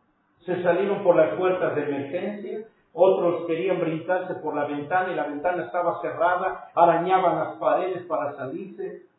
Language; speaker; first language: Spanish; native; Spanish